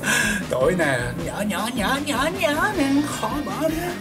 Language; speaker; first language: Vietnamese; non-native, learner; Japanese